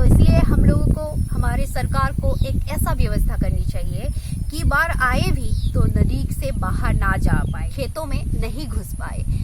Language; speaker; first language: Hindi; non-native, local second language; Assamese